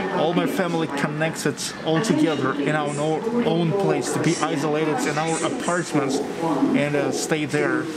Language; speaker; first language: English; non-native, fluent; Russian